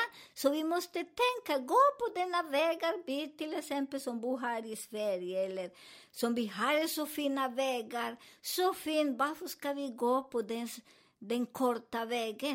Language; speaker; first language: Swedish; non-native, learner; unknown